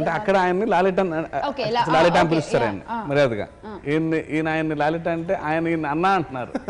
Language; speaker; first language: Telugu; native; Telugu